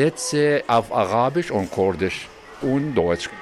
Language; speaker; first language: German; non-native, learner; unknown